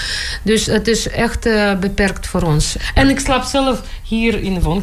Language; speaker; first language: Dutch; non-native, learner; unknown